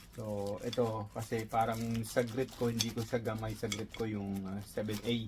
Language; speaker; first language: Filipino; native; Filipino